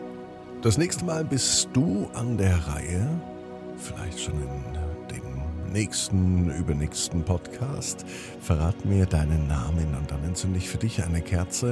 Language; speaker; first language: German; native; German